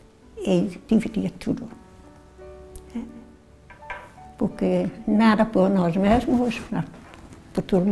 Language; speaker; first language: Portuguese; non-native, learner; Dutch